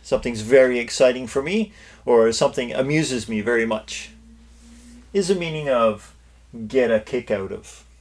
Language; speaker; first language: English; native; English